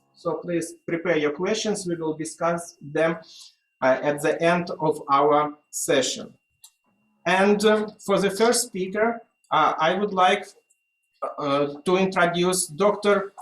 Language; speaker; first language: English; non-native, fluent; Russian